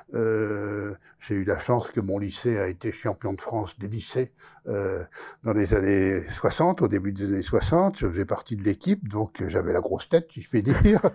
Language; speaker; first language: French; native; French